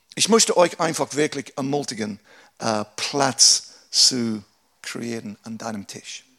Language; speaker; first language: German; non-native, fluent; English